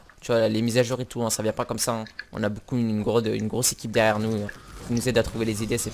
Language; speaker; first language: French; native; French